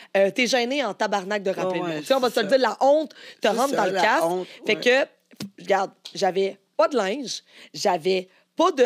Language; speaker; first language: French; native; French